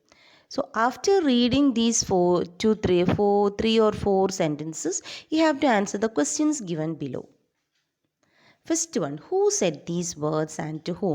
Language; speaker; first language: English; non-native, local second language; Malayalam